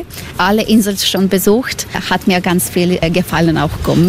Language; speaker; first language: German; non-native, learner; Croatian